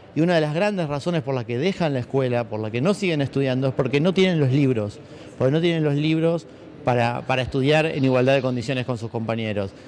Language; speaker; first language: Spanish; native; Spanish